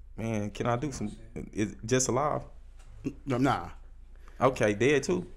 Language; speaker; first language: English; native; English